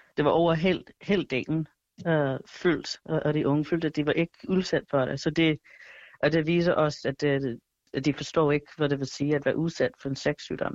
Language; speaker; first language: Danish; non-native, fluent; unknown